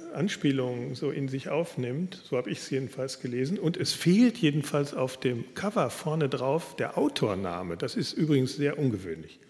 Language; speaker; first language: German; native; German